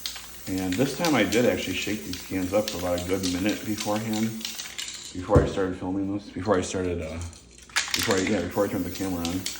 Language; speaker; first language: English; native; English